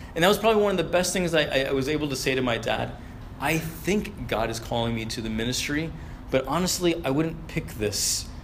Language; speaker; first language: English; early bilingual, other home language; Arabic